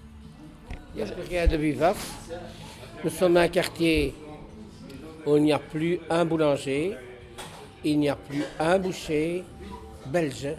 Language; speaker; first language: French; native; French